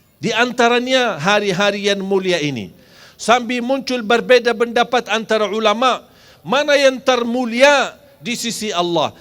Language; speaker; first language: Malay; non-native, fluent; Arabic